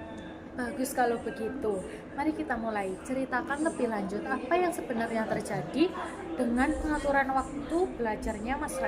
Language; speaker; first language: Indonesian; native; Indonesian